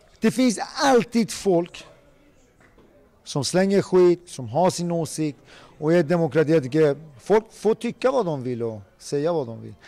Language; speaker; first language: Swedish; early bilingual, other home language; Persian